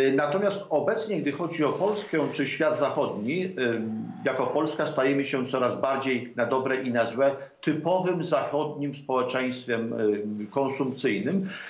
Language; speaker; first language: Polish; native; Polish